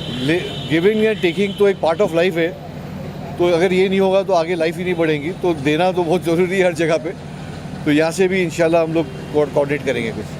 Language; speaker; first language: Hindi; native; Hindi